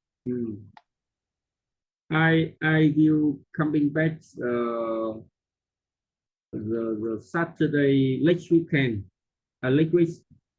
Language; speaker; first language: English; non-native, learner; Vietnamese